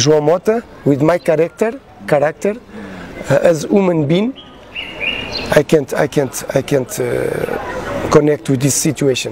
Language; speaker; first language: English; non-native, learner; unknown